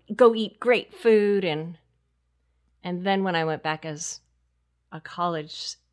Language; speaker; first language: English; native; English